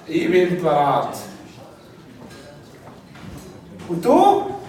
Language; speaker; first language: German; native; German